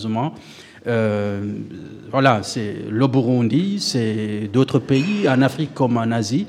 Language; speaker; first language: French; non-native, local second language; Rundi